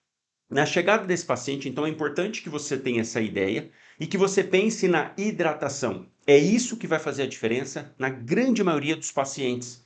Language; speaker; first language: Portuguese; native; Portuguese